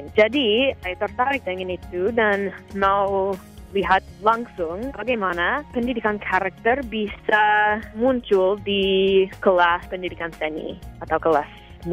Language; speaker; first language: Indonesian; non-native, fluent; English